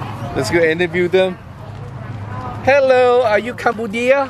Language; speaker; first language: English; non-native, learner; Khmer